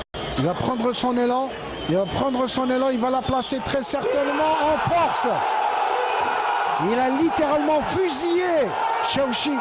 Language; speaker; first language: French; non-native, local second language; Arabic